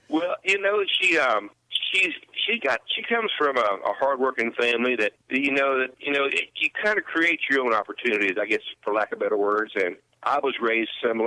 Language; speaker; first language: English; native; English